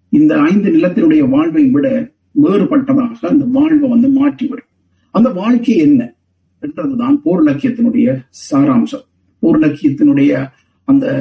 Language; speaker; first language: Tamil; native; Tamil